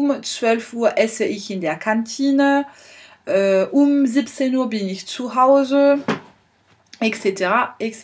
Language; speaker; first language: German; non-native, fluent; French